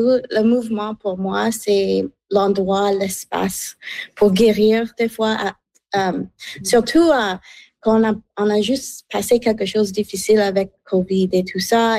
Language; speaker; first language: French; non-native, fluent; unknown